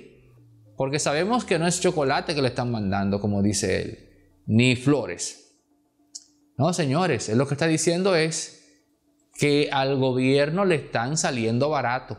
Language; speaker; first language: Spanish; native; Spanish